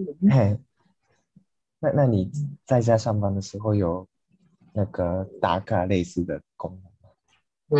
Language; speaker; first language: Chinese; non-native, fluent; Japanese